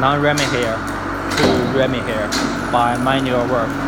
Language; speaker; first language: English; non-native, learner; Chinese